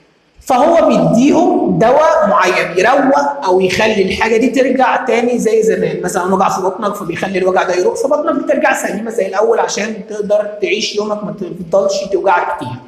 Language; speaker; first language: Arabic; native; Arabic